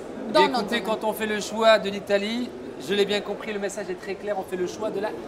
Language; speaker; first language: French; native; French